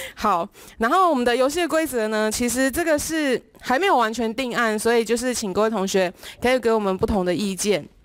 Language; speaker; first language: Chinese; native; Chinese